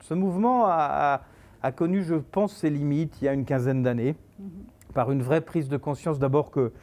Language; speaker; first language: French; native; French